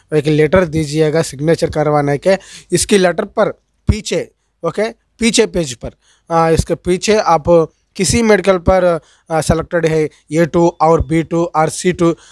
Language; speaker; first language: Hindi; non-native, local second language; Telugu